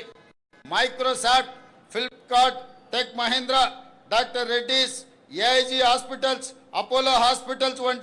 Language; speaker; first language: Telugu; native; Telugu